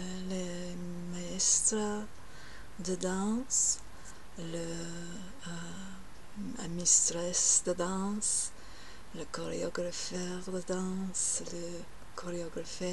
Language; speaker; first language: French; non-native, learner; English